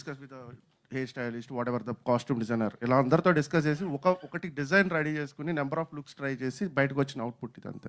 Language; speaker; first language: Telugu; native; Telugu